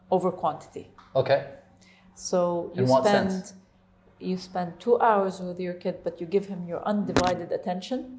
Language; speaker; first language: English; non-native, fluent; Arabic